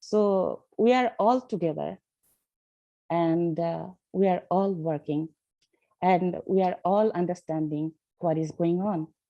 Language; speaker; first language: English; non-native, learner; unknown